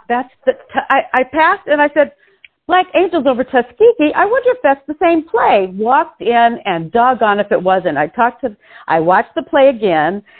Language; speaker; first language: English; native; English